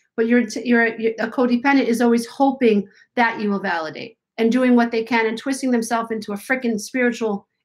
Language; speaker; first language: English; native; English